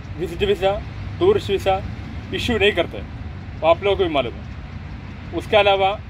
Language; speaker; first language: Hindi; non-native, local second language; Malayalam